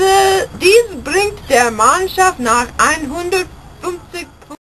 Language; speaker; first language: German; non-native, learner; English